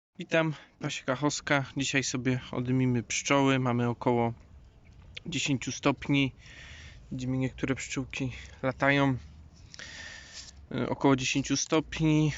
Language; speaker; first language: Polish; native; Polish